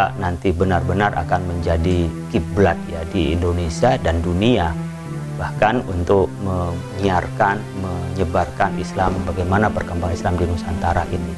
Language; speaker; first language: Indonesian; non-native, local second language; Madurese